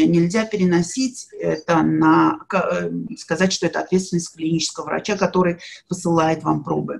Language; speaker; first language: Russian; native; Russian